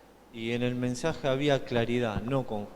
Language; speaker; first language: Spanish; native; Spanish